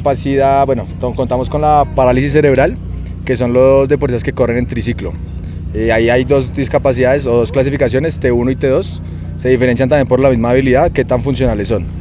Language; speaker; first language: Spanish; native; Spanish